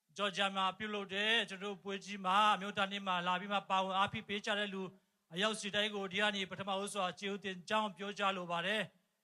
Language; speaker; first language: Burmese; non-native, local second language; Hakha Chin